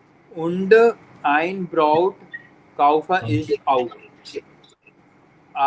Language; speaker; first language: German; non-native, fluent; Hindi